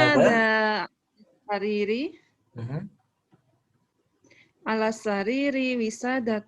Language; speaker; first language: Arabic; non-native, learner; Indonesian